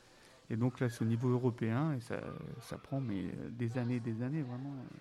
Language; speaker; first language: French; native; French